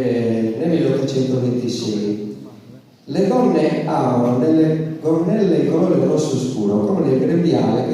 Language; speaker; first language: Italian; native; Italian